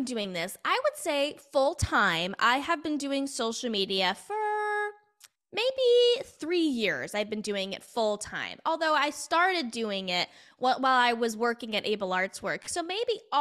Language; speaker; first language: English; native; English